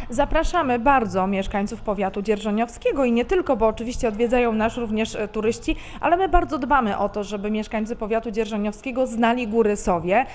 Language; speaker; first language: Polish; native; Polish